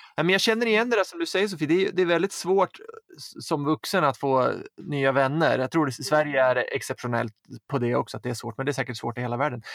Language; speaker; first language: Swedish; native; Swedish